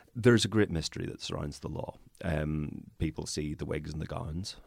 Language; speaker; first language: English; native; English